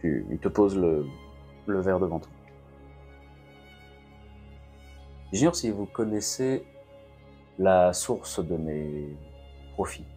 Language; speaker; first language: French; native; French